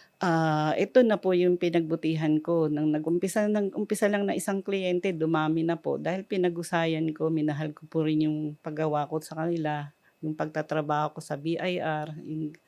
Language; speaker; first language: Filipino; native; Filipino